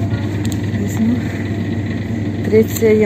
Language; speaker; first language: Russian; native; Russian